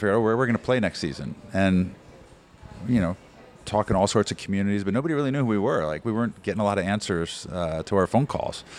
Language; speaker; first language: English; native; English